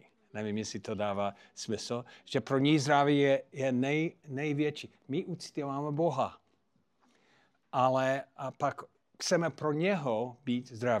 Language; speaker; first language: Czech; non-native, fluent; English